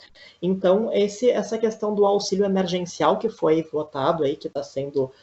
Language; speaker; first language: Portuguese; native; Portuguese